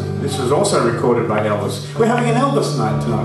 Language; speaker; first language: English; native; English